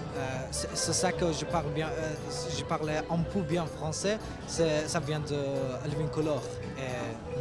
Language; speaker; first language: French; non-native, learner; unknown